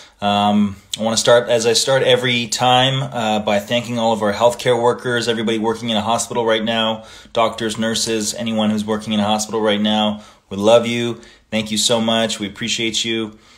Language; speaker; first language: English; early bilingual, other home language; Italian